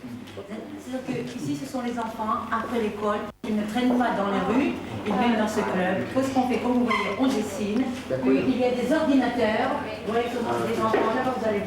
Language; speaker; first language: French; non-native, fluent; Ukrainian